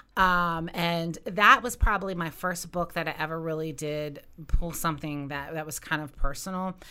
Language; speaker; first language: English; native; English